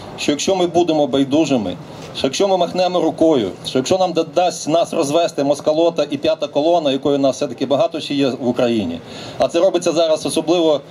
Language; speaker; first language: Ukrainian; native; Ukrainian